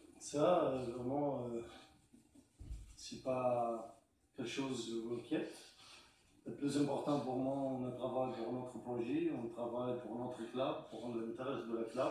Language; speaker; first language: French; non-native, learner; Arabic